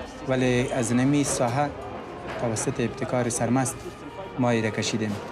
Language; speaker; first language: Persian; native; Persian